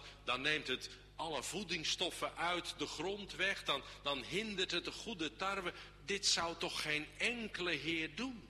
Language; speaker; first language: Dutch; native; Dutch